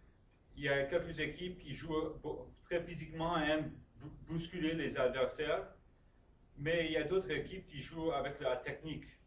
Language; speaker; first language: French; non-native, learner; English